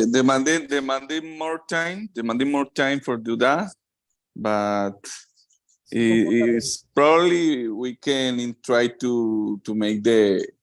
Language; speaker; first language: English; non-native, learner; Spanish